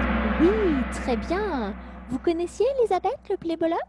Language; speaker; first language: French; native; French